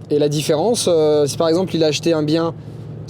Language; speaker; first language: French; native; French